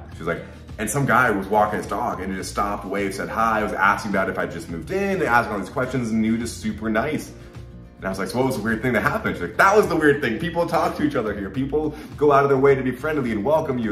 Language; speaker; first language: English; native; English